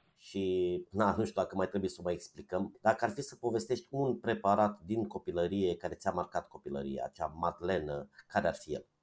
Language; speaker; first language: Romanian; native; Romanian